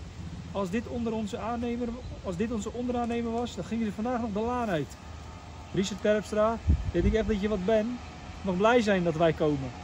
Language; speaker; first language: Dutch; native; Dutch